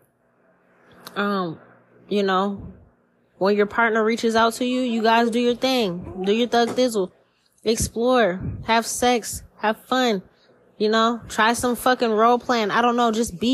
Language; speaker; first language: English; native; English